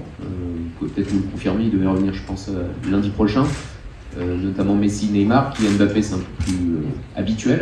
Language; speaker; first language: French; native; French